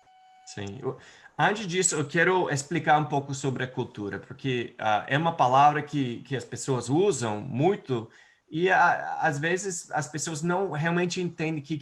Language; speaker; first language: Portuguese; non-native, fluent; English